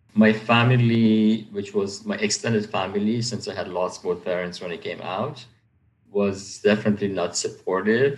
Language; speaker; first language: English; native; English